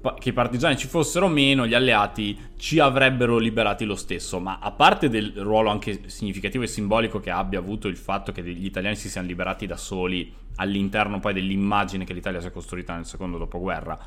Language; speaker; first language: Italian; native; Italian